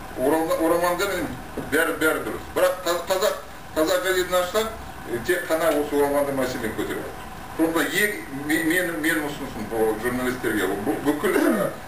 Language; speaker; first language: Kazakh; non-native, local second language; Russian